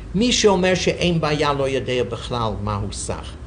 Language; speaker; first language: Hebrew; non-native, fluent; English